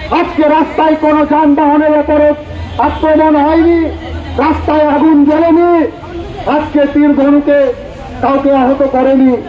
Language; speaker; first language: Bangla; non-native, local second language; Santali